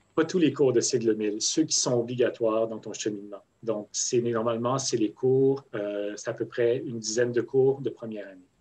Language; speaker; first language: French; native; French